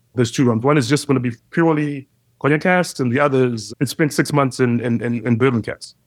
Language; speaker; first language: English; non-native, local second language; Shona